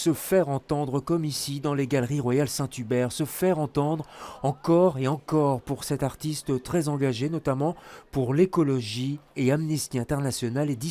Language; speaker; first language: French; native; French